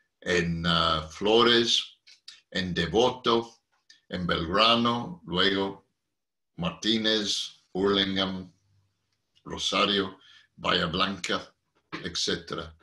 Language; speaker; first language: Spanish; non-native, fluent; English